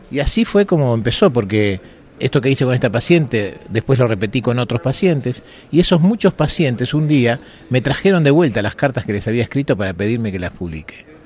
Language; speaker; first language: Spanish; native; Spanish